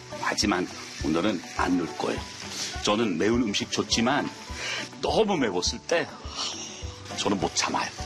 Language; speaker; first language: Korean; non-native, learner; English